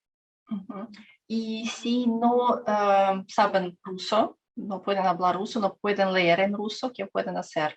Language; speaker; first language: Spanish; non-native, learner; Russian